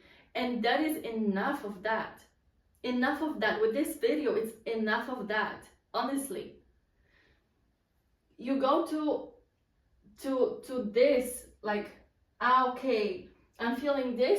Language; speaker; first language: English; non-native, fluent; Polish